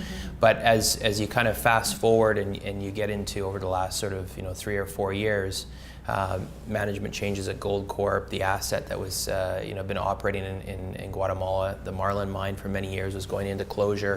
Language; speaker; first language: English; native; English